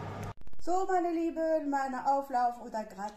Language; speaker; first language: German; non-native, fluent; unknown